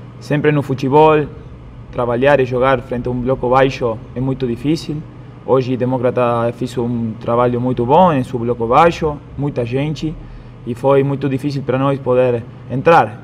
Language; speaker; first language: Portuguese; non-native, fluent; Spanish